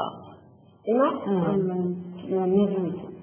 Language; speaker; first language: Japanese; non-native, learner; Persian